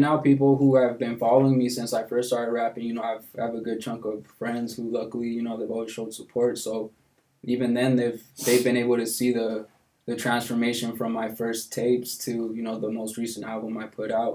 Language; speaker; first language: English; native; English